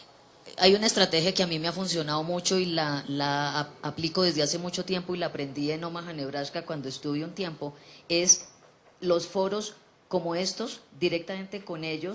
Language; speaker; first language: Spanish; native; Spanish